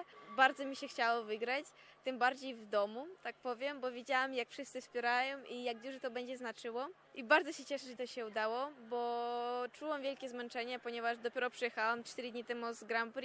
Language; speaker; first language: Polish; non-native, fluent; Russian